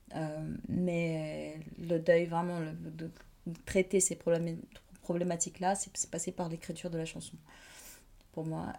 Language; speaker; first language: French; non-native, fluent; Portuguese